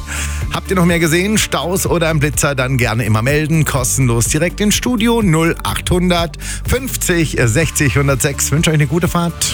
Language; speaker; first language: German; native; German